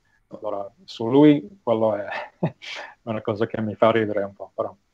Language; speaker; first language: Italian; non-native, fluent; English